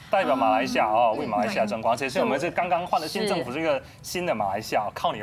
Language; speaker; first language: Chinese; native; Chinese